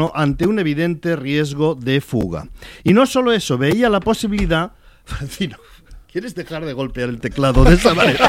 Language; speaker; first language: Spanish; native; Spanish